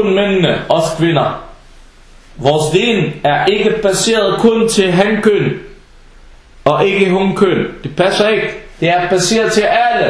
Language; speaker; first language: Danish; non-native, fluent; Arabic